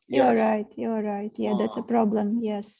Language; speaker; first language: English; non-native, fluent; Ukrainian